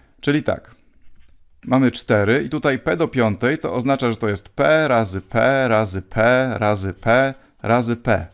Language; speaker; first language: Polish; native; Polish